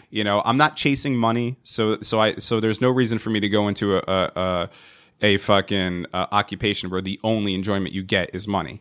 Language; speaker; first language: English; native; English